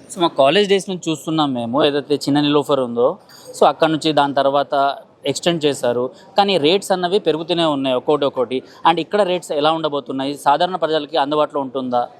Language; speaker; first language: Telugu; native; Telugu